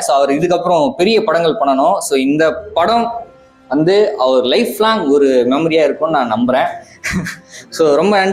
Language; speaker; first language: Tamil; native; Tamil